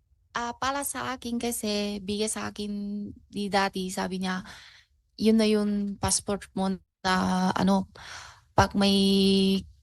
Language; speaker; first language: Filipino; non-native, learner; Chinese